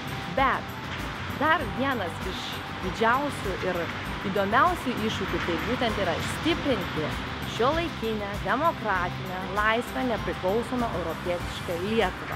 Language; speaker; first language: Lithuanian; native; Lithuanian